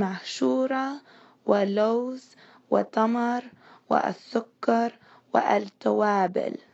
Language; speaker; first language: Arabic; non-native, learner; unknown